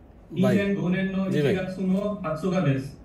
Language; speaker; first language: Japanese; non-native, learner; Bangla